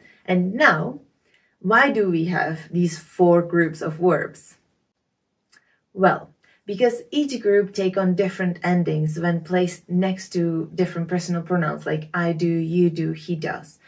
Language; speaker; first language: English; non-native, fluent; Czech